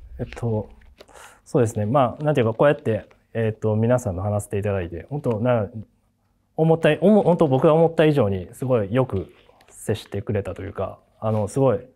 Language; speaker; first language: Japanese; native; Japanese